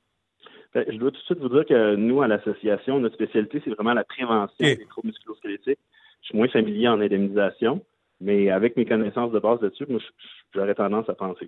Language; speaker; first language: French; native; French